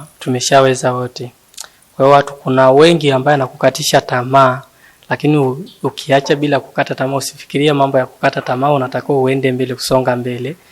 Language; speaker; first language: Swahili; non-native, local second language; Masai